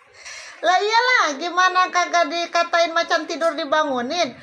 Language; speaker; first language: Indonesian; native; Indonesian